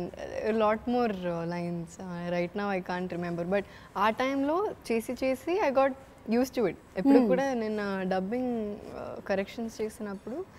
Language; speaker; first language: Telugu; non-native, fluent; Malayalam